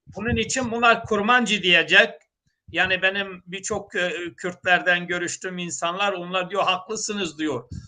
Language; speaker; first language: Turkish; non-native, local second language; Zaza